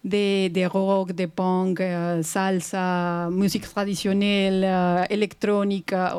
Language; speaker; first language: French; non-native, fluent; Spanish